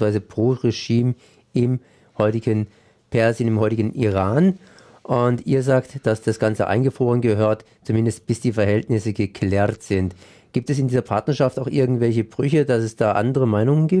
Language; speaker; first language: German; native; German